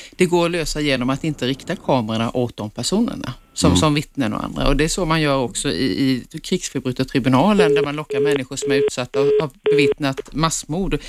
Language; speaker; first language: Swedish; native; Swedish